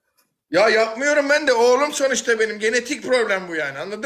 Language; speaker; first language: Turkish; native; Turkish